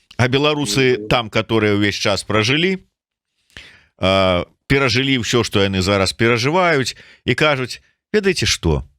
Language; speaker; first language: Belarusian; non-native, local second language; Russian